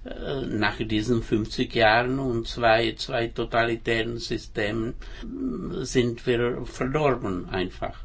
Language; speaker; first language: German; non-native, fluent; Czech